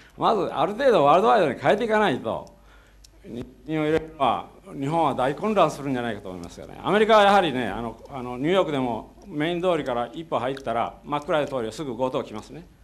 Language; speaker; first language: Japanese; native; Japanese